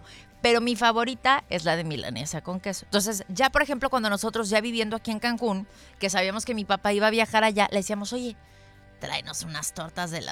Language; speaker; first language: Spanish; native; Spanish